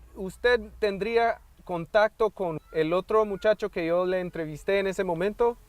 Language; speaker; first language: Spanish; non-native, fluent; English